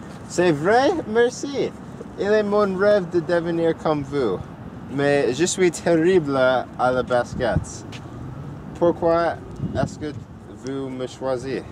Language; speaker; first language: French; non-native, learner; English